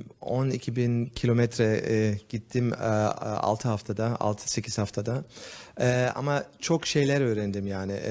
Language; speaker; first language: Turkish; early bilingual, heritage; Turkish